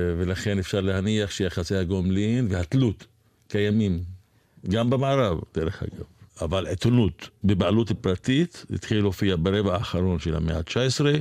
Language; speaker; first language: Hebrew; non-native, local second language; Arabic